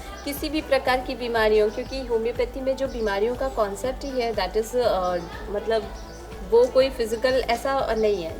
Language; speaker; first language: Hindi; native; Hindi